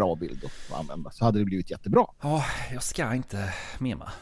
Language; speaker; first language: Swedish; native; Swedish